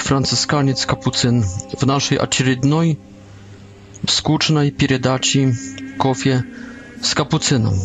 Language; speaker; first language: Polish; non-native, learner; Russian